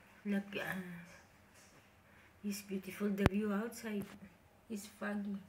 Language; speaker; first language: English; non-native, local second language; Filipino